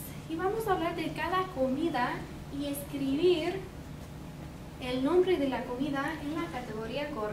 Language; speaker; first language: Spanish; non-native, fluent; English